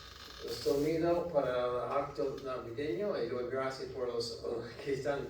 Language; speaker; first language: Spanish; non-native, learner; English